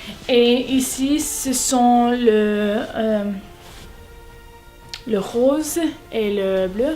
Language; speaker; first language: French; non-native, learner; English